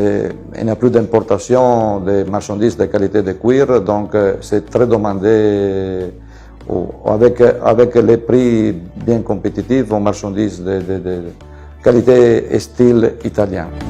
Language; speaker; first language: French; non-native, fluent; Italian